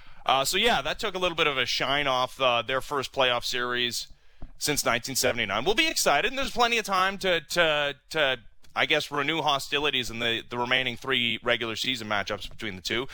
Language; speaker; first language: English; native; English